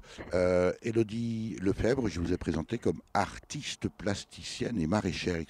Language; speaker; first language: French; native; French